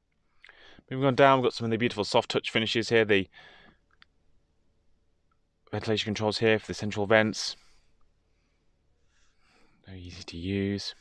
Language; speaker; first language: English; native; English